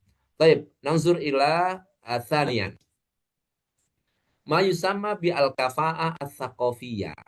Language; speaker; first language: Arabic; non-native, fluent; Indonesian